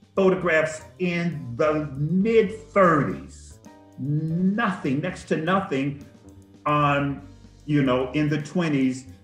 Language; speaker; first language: English; native; English